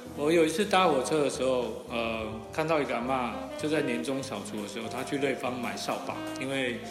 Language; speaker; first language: Chinese; non-native, local second language; Min Nan Chinese